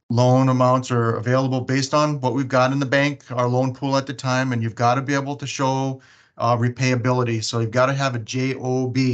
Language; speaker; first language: English; native; English